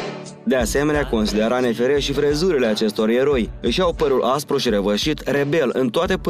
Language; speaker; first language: Romanian; native; Romanian